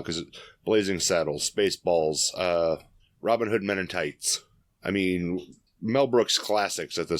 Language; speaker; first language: English; native; English